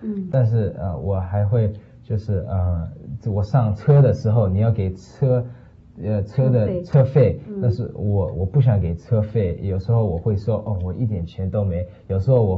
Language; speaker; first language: Chinese; early bilingual, heritage; Chinese